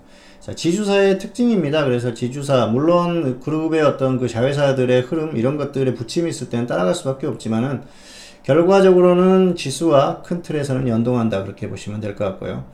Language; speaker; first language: Korean; native; Korean